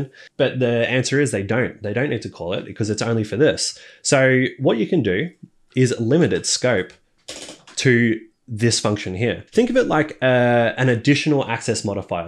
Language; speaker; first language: English; native; English